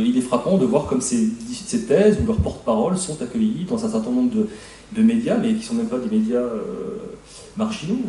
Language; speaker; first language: French; native; French